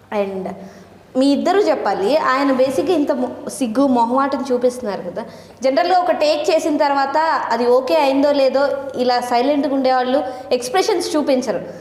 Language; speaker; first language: Telugu; native; Telugu